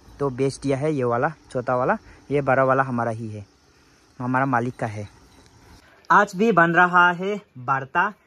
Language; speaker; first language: Hindi; non-native, local second language; Garo